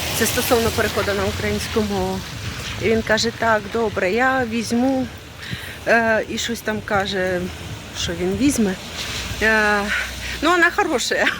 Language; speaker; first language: Ukrainian; non-native, local second language; Russian